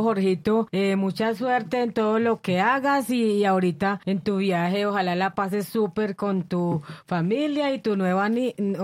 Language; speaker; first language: Spanish; native; Spanish